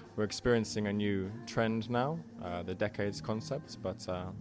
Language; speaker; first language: English; native; English